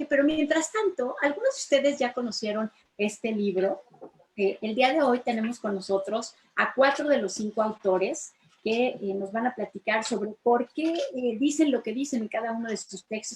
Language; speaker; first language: Spanish; native; Spanish